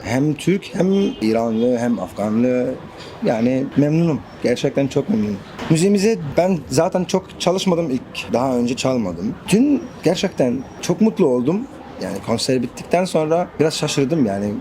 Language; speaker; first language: Turkish; non-native, learner; Arabic